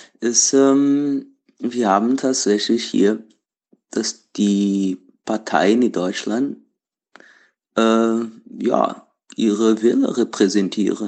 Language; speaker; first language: German; non-native, learner; Portuguese